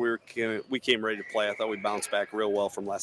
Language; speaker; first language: English; native; English